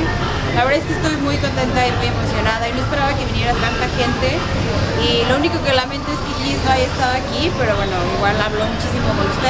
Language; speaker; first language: Spanish; native; Spanish